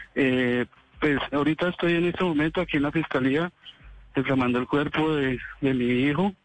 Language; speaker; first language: Spanish; native; Spanish